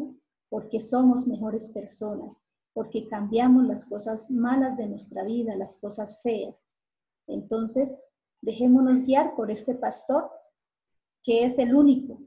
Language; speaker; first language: Spanish; native; Spanish